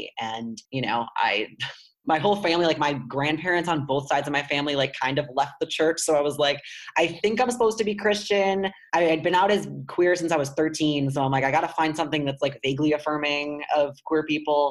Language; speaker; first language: English; native; English